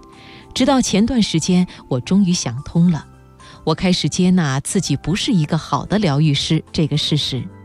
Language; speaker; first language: Chinese; native; Chinese